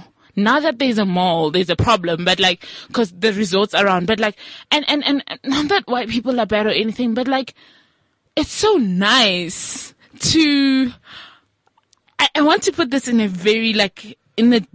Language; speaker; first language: English; non-native, local second language; Tswana